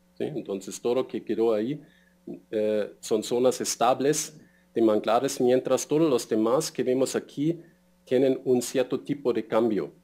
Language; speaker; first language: Spanish; non-native, fluent; German